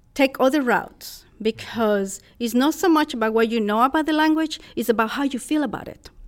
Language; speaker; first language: English; non-native, fluent; Spanish